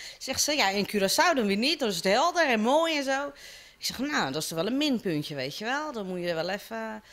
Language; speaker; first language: Dutch; early bilingual, other home language; Caribbean Hindustani